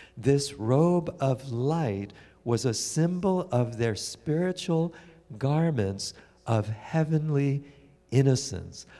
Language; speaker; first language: English; native; English